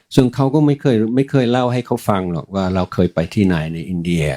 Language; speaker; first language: Thai; non-native, fluent; English